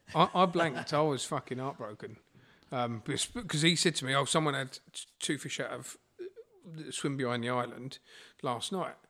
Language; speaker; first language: English; native; English